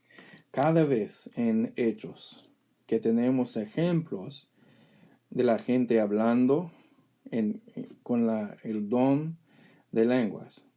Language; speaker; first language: Spanish; non-native, fluent; English